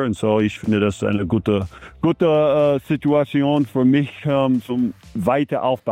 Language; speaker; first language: German; non-native, learner; English